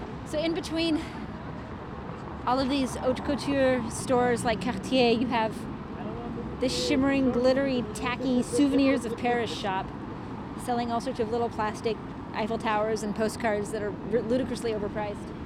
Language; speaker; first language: English; native; English